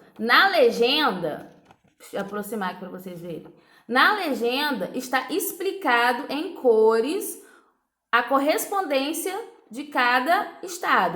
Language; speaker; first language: Portuguese; native; Portuguese